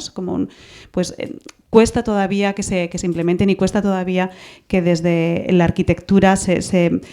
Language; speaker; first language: Spanish; native; Spanish